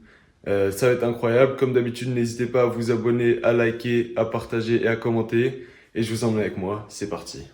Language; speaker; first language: French; native; French